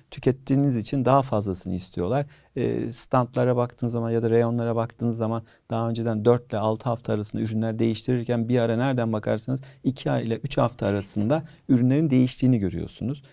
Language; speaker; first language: Turkish; native; Turkish